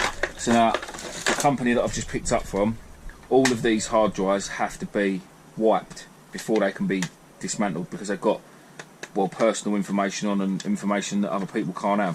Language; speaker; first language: English; native; English